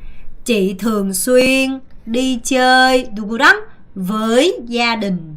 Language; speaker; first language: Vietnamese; non-native, fluent; Korean